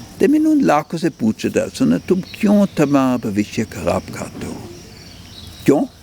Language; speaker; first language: Hindi; non-native, fluent; German